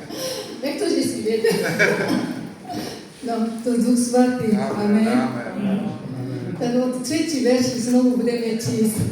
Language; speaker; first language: Czech; non-native, fluent; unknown